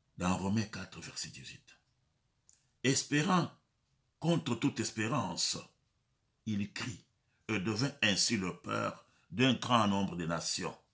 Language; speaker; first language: French; non-native, local second language; Lingala